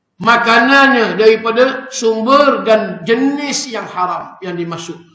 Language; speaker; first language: Malay; native; Malay